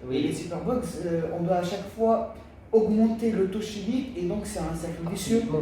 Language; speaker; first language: French; native; French